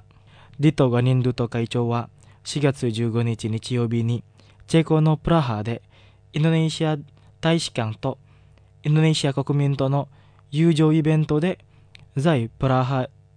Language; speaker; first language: Japanese; non-native, fluent; Indonesian